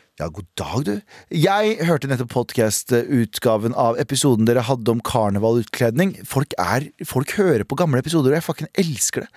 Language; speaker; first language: Norwegian; early bilingual, other home language; Kurdish